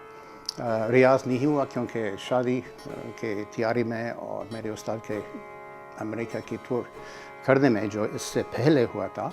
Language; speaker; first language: Urdu; non-native, fluent; English